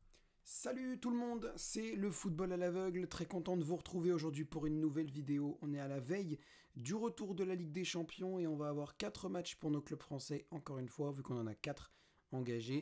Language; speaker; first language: French; native; French